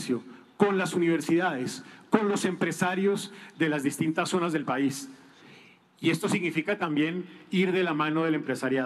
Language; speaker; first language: Spanish; native; Spanish